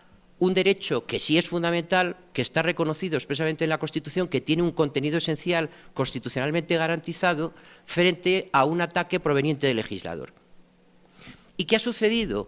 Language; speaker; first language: Spanish; native; Spanish